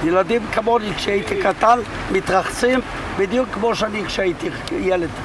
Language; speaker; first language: Hebrew; non-native, fluent; Polish